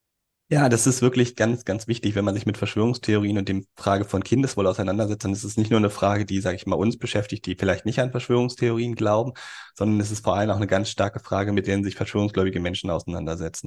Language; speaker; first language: German; native; German